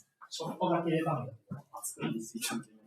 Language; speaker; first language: Japanese; native; Japanese